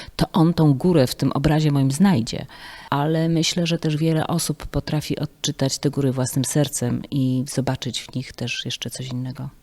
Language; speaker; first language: Polish; native; Polish